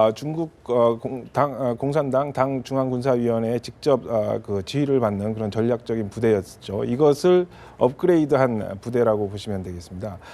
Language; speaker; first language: Korean; native; Korean